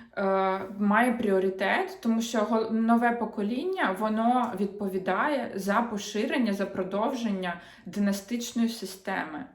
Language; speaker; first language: Ukrainian; non-native, local second language; Russian